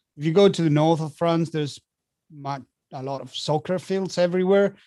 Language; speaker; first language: English; non-native, fluent; Spanish